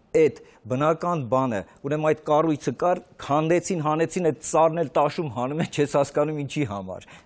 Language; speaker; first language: Armenian; native; Armenian